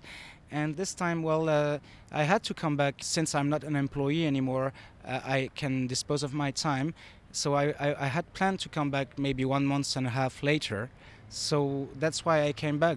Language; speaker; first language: English; non-native, fluent; French